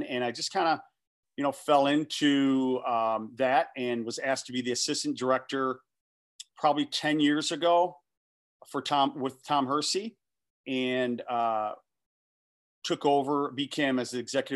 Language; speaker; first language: English; native; English